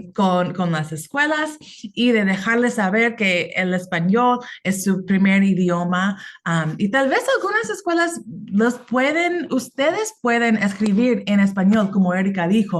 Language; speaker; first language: Spanish; non-native, fluent; English